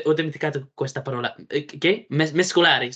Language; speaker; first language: Italian; non-native, learner; English